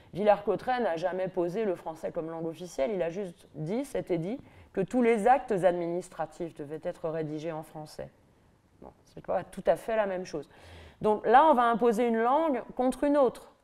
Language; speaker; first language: French; native; French